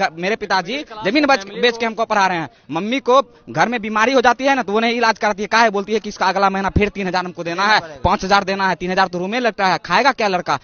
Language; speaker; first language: Hindi; native; Hindi